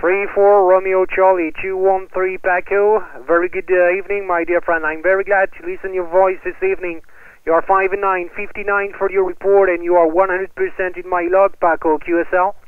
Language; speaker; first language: English; non-native, fluent; French